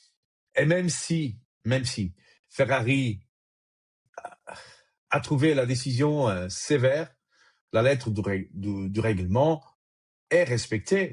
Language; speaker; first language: French; native; French